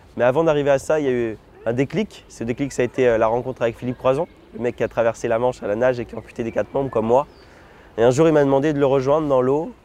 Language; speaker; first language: French; native; French